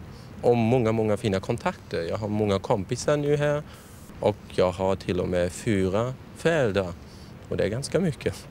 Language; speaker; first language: Swedish; non-native, fluent; German